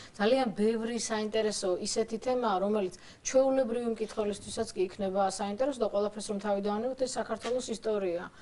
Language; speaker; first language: Georgian; native; Georgian